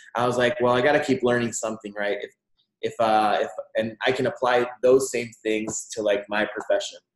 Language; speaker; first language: English; native; English